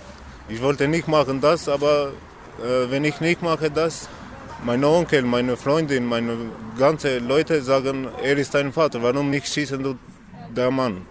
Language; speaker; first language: German; non-native, learner; Albanian